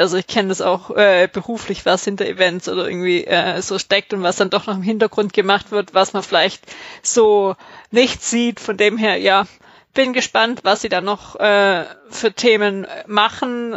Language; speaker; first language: German; native; German